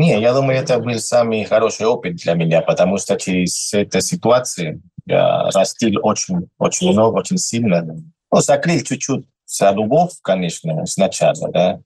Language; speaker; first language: Russian; non-native, learner; Spanish